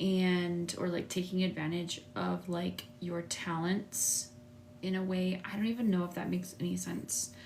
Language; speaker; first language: English; native; English